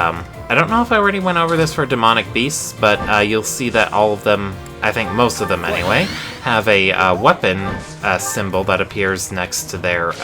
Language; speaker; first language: English; native; English